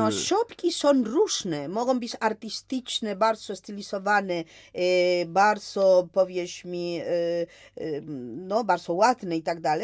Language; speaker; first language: Polish; non-native, fluent; Spanish